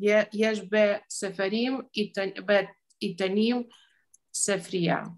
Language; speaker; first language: Hebrew; non-native, learner; Russian